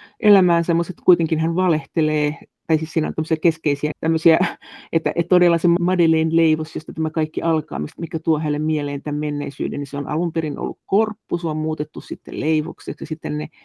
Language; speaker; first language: Finnish; native; Finnish